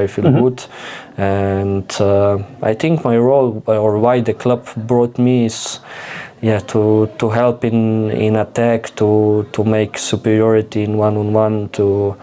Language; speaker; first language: English; non-native, fluent; Slovenian